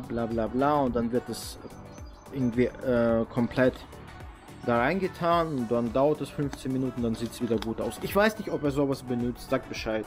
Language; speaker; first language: German; native; German